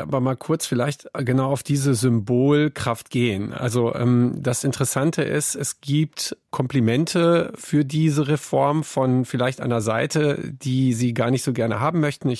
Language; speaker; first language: German; native; German